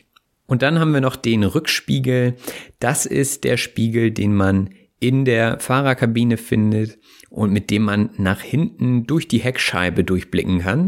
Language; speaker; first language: German; native; German